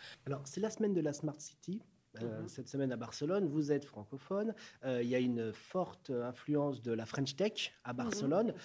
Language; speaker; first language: French; native; French